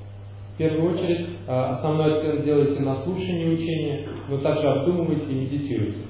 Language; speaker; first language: Russian; native; Russian